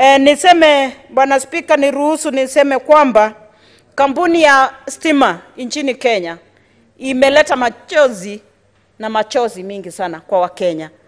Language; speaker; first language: Swahili; non-native, local second language; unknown